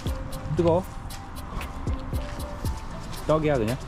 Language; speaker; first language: Korean; native; Korean